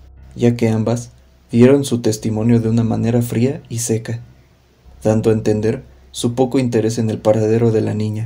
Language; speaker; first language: Spanish; native; Spanish